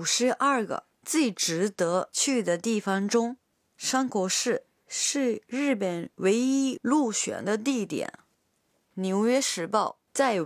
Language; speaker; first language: Chinese; non-native, fluent; Japanese